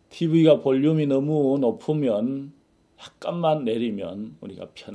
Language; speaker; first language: Korean; native; Korean